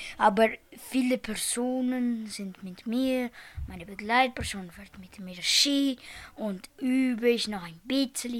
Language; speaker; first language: German; early bilingual, other home language; Portuguese